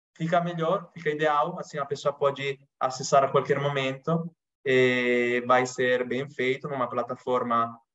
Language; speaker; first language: Portuguese; non-native, fluent; Italian